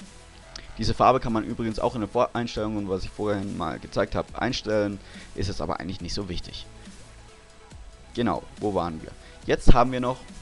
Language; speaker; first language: German; native; German